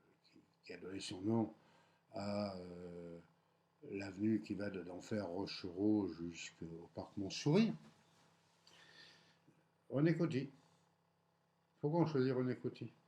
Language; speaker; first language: French; native; French